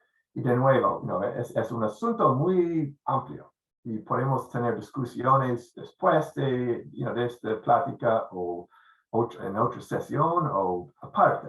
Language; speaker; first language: Spanish; non-native, fluent; English